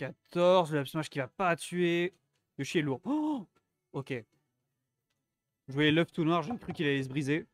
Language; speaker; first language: French; native; French